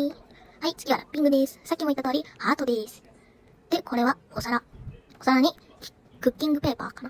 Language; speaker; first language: Japanese; early bilingual, other home language; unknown